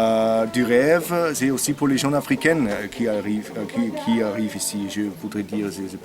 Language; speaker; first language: French; non-native, learner; German